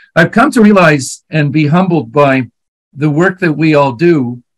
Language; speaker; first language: English; native; English